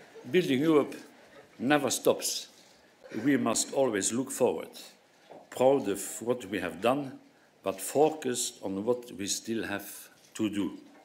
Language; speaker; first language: English; non-native, fluent; Luxembourgish